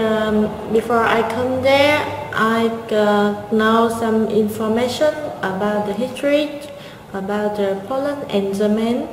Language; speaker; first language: English; non-native, learner; Vietnamese